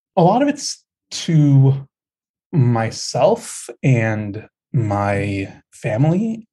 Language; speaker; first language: English; native; English